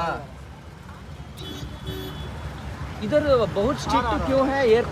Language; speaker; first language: Hindi; non-native, learner; Kannada